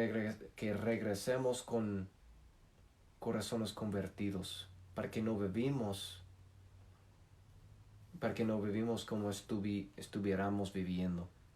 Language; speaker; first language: Spanish; non-native, fluent; English